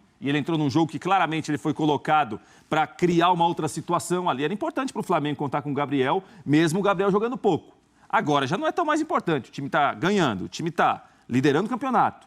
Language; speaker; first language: Portuguese; native; Portuguese